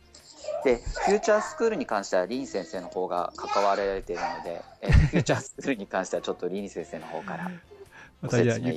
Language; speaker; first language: Japanese; native; Japanese